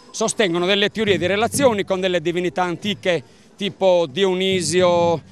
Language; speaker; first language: Italian; native; Italian